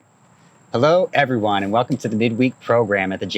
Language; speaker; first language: English; native; English